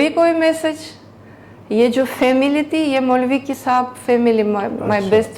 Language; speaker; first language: Hindi; non-native, learner; Greek